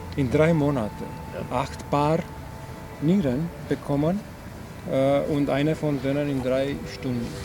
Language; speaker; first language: German; non-native, fluent; Chinese